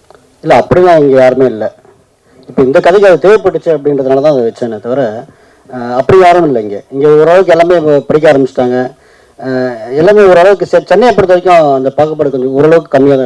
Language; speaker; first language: Tamil; native; Tamil